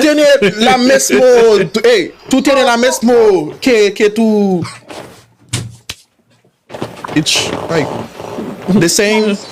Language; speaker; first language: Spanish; non-native, learner; Haitian Creole